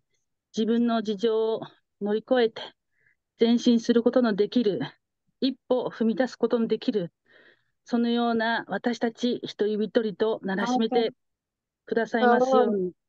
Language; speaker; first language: Japanese; native; Japanese